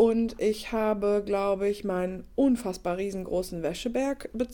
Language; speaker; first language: German; native; German